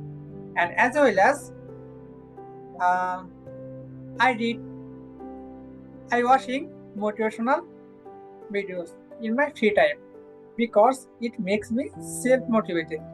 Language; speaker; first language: English; non-native, learner; Bangla